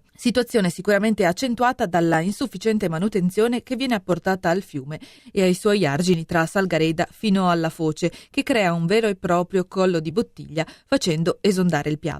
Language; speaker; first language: Italian; native; Italian